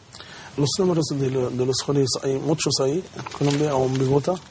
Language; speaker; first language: Spanish; non-native, learner; Arabic